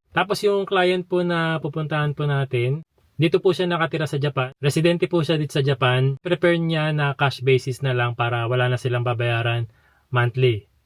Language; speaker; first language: Filipino; native; Filipino